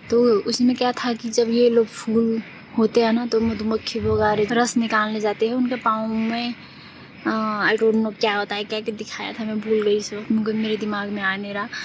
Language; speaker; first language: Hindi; non-native, fluent; Nepali